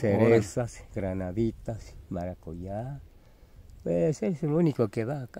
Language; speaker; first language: Spanish; non-native, local second language; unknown